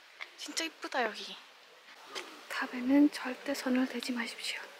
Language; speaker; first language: Korean; non-native, fluent; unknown